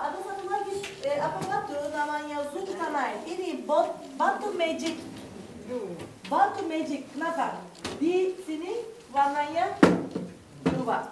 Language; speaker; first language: Indonesian; non-native, learner; Turkish